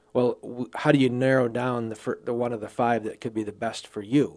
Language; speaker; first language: English; native; English